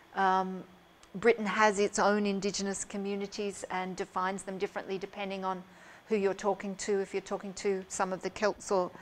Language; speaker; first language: English; native; English